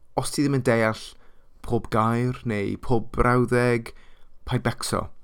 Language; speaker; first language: Welsh; non-native, local second language; English